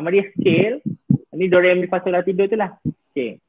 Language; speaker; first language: Malay; native; Malay